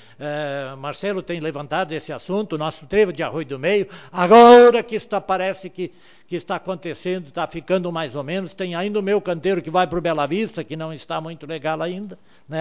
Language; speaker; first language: Portuguese; native; Portuguese